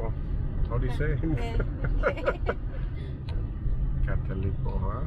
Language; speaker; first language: Spanish; non-native, learner; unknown